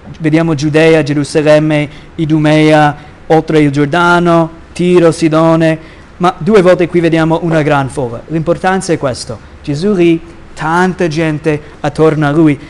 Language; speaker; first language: Italian; non-native, fluent; English